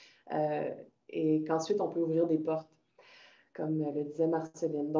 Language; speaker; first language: French; native; French